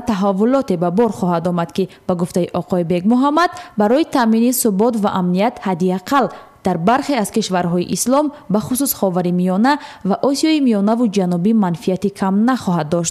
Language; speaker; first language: Tajik; native; Tajik